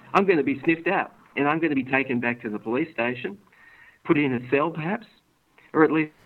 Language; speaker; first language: English; native; English